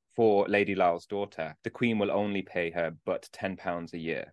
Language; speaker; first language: English; native; English